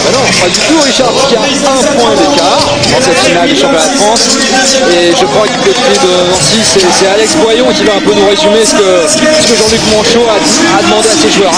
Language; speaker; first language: French; native; French